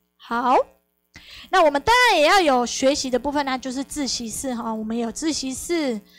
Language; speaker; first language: Chinese; non-native, fluent; Spanish